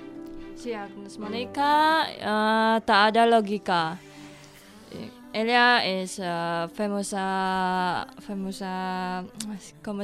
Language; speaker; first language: Catalan; non-native, learner; Indonesian